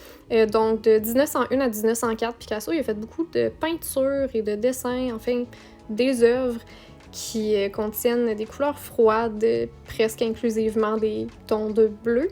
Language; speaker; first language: French; native; French